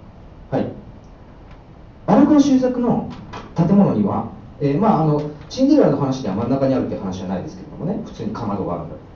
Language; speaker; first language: Japanese; native; Japanese